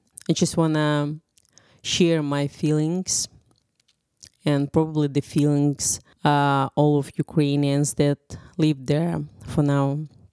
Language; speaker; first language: English; non-native, fluent; Ukrainian